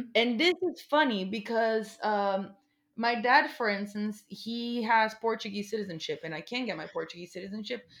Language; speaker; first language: English; non-native, fluent; Portuguese